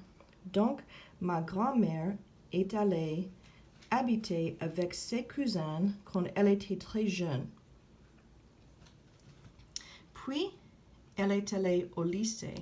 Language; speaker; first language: French; non-native, fluent; English